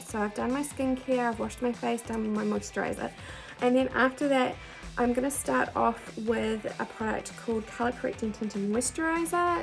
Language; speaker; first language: English; native; English